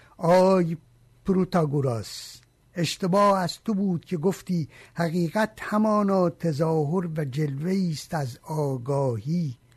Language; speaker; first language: Persian; native; Persian